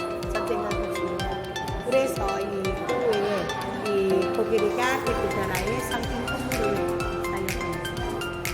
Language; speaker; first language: Korean; non-native, learner; Thai